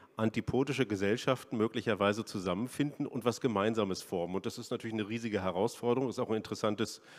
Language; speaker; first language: German; native; German